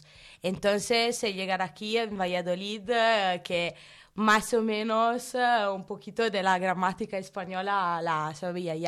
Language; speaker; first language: Spanish; non-native, learner; Italian